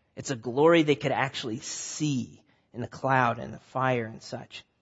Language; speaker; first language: English; native; English